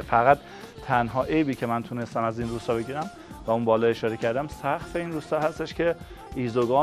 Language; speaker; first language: Persian; native; Persian